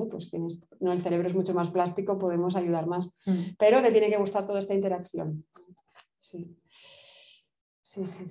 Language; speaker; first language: Spanish; native; Spanish